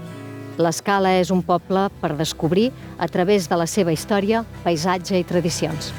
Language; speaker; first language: Catalan; native; Catalan